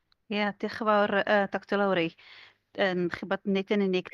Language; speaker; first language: Welsh; native; Welsh